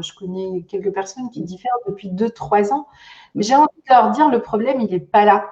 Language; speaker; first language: French; native; French